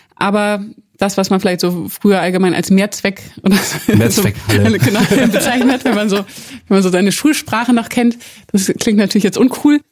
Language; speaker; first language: German; native; German